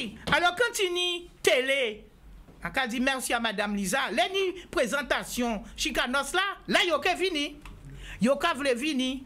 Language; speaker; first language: French; non-native, local second language; Guadeloupean Creole French